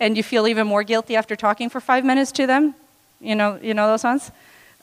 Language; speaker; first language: English; non-native, local second language; Swedish